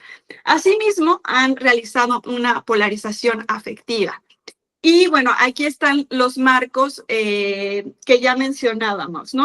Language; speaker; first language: Spanish; native; Spanish